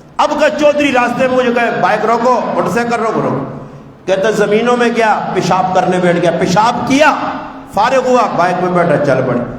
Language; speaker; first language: Urdu; non-native, local second language; Punjabi